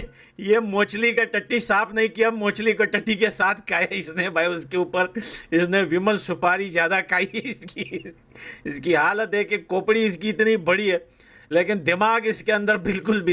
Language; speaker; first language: Hindi; native; Hindi